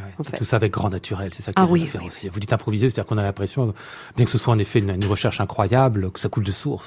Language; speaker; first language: French; native; French